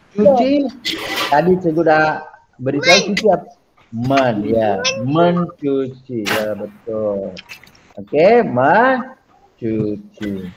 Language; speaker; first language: Malay; non-native, local second language; Tamil